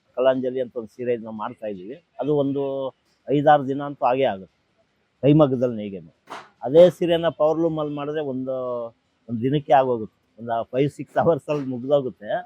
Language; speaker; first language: Kannada; non-native, local second language; Telugu